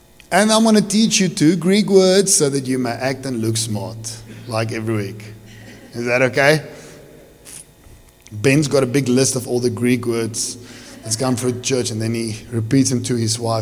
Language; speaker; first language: English; non-native, local second language; Afrikaans